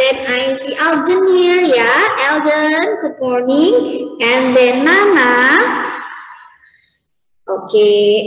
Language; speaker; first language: English; non-native, learner; Indonesian